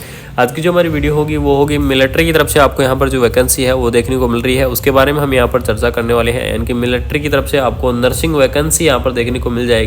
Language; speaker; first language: Hindi; native; Hindi